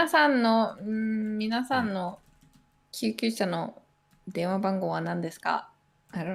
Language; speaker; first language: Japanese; native; Japanese